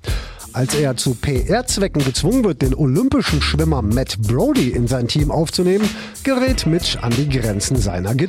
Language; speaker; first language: German; native; German